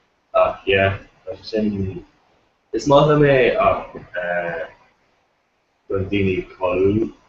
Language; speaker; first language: Irish; non-native, local second language; English